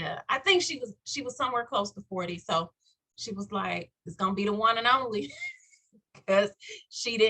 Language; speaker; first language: English; native; English